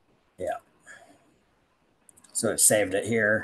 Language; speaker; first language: English; native; English